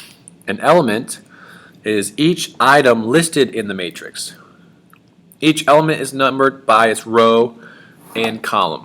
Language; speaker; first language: English; native; English